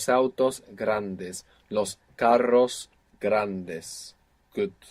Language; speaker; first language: Spanish; non-native, fluent; English